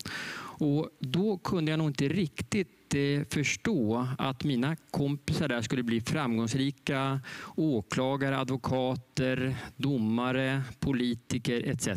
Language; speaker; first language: Swedish; native; Swedish